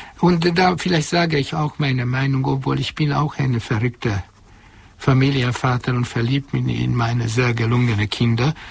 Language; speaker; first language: German; non-native, fluent; Hungarian